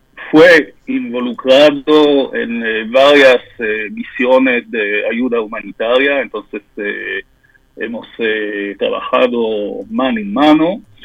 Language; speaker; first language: Spanish; non-native, fluent; French